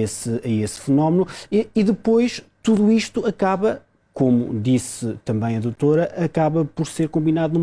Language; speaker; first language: Portuguese; native; Portuguese